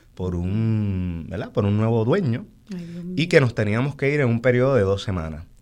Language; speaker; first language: Spanish; native; Spanish